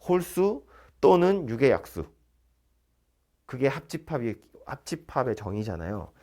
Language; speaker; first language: Korean; native; Korean